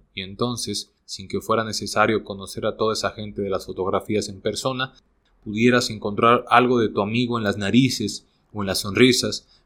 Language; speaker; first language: Spanish; native; Spanish